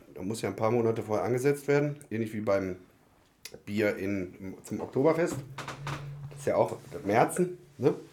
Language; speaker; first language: German; native; German